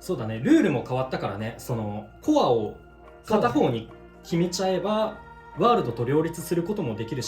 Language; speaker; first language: Japanese; native; Japanese